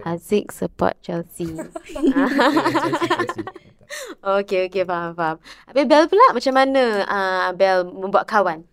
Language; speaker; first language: Malay; native; Malay